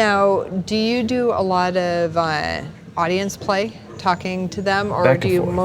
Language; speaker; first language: English; native; English